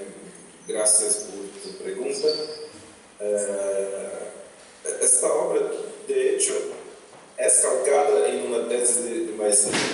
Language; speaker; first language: Spanish; non-native, fluent; Portuguese